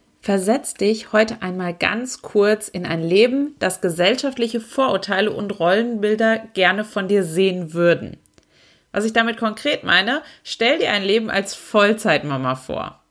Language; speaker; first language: German; native; German